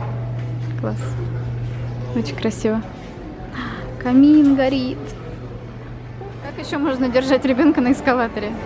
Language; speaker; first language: Russian; native; Russian